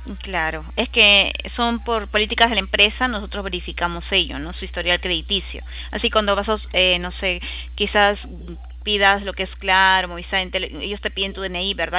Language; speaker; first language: Spanish; native; Spanish